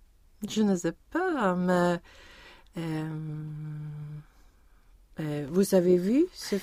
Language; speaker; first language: French; non-native, learner; Swedish